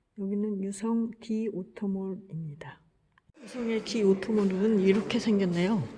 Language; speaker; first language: Korean; native; Korean